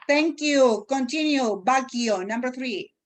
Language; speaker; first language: English; non-native, fluent; Spanish